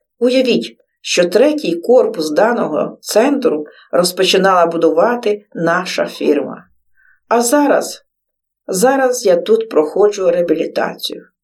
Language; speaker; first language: Ukrainian; native; Ukrainian